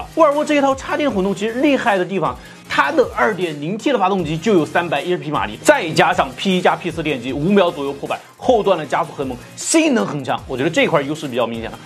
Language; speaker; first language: Chinese; native; Chinese